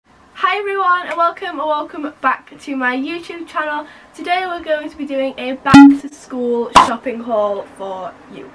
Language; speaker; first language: English; native; English